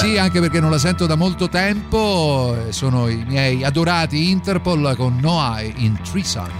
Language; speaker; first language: Italian; native; Italian